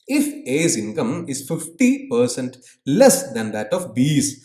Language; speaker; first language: English; non-native, local second language; Malayalam